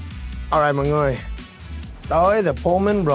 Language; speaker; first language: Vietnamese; non-native, fluent; English